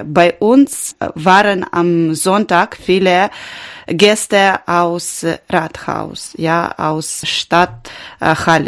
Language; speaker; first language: German; non-native, learner; Ukrainian